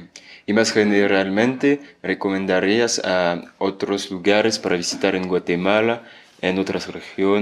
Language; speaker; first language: Spanish; non-native, fluent; French